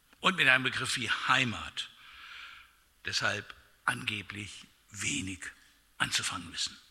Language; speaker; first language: German; native; German